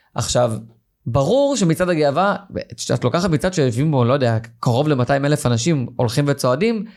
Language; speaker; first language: Hebrew; native; Hebrew